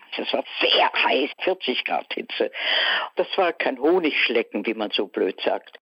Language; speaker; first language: German; early bilingual, other home language; Dutch